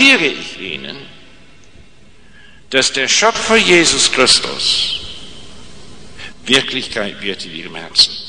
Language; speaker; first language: German; non-native, fluent; English